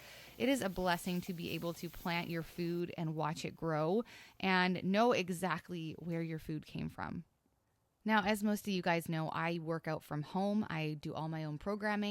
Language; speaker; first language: English; native; English